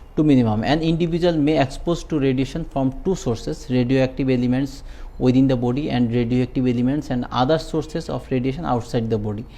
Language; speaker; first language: English; non-native, local second language; Bangla